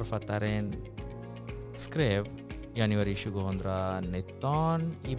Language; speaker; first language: Swedish; non-native, fluent; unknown